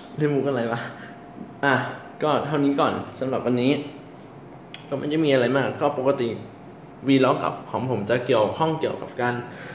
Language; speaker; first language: Thai; non-native, fluent; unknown